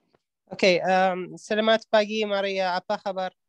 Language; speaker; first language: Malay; non-native, learner; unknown